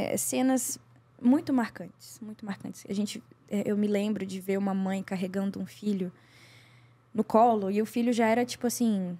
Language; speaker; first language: Portuguese; native; Portuguese